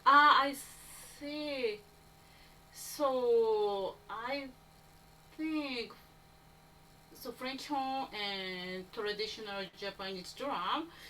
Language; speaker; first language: English; non-native, learner; Japanese